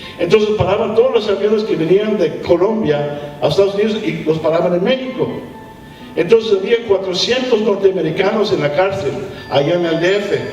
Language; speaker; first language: Spanish; early bilingual, heritage; English